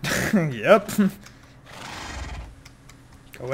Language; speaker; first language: English; native; English